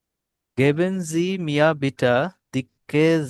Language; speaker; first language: German; non-native, learner; Bangla